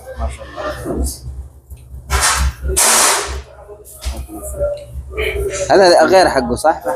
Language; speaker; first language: Arabic; non-native, learner; Bangla